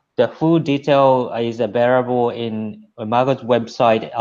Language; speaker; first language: English; native; English